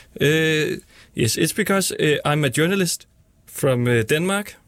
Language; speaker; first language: English; non-native, learner; Danish